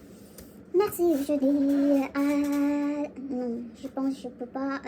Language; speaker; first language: French; non-native, learner; Korean